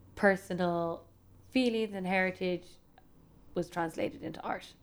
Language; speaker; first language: English; native; English